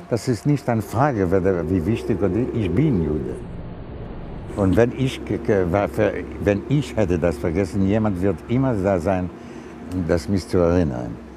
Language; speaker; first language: German; non-native, learner; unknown